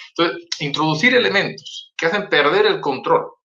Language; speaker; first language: Spanish; native; Spanish